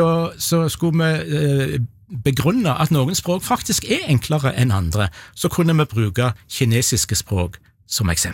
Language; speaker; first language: Norwegian; native; Norwegian